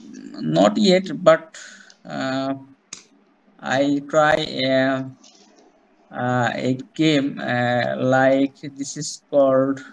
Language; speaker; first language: English; non-native, learner; Bangla